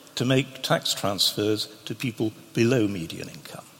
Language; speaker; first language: English; native; English